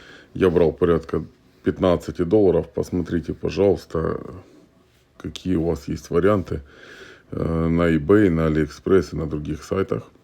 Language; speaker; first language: Russian; native; Russian